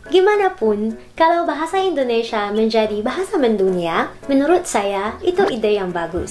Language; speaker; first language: Indonesian; non-native, fluent; Filipino